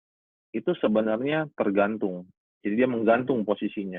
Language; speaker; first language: Indonesian; native; Indonesian